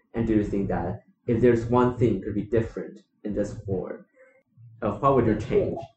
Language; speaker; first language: English; non-native, fluent; Chinese